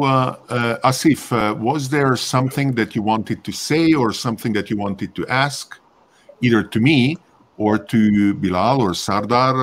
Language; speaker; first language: English; non-native, fluent; Hungarian